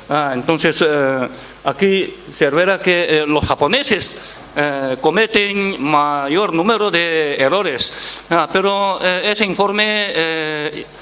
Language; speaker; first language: Spanish; non-native, fluent; Chinese